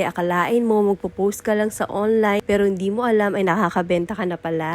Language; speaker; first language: Filipino; native; Filipino